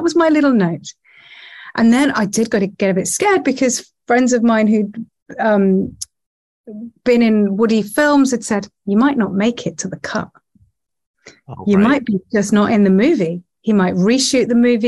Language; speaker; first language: English; native; English